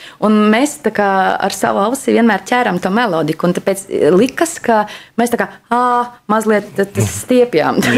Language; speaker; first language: Latvian; non-native, local second language; Russian